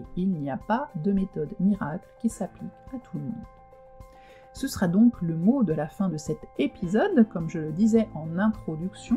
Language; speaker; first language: French; native; French